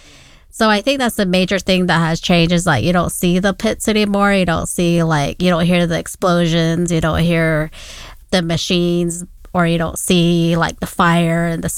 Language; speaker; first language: English; non-native, local second language; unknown